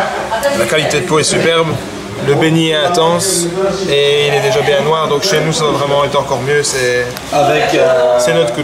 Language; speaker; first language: French; native; French